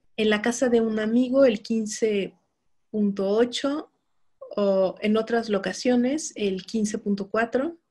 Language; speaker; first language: Spanish; native; Spanish